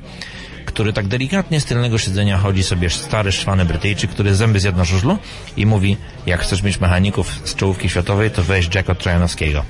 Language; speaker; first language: Polish; native; Polish